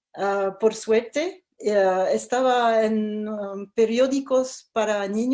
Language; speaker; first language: Spanish; non-native, fluent; French